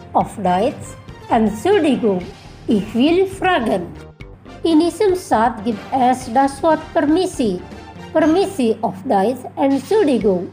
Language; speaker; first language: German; non-native, fluent; Indonesian